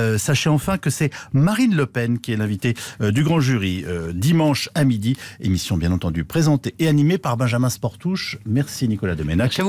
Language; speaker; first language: French; native; French